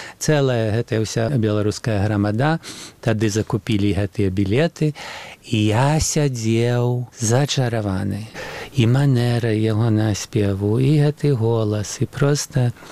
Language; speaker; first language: Belarusian; early bilingual, heritage; Belarusian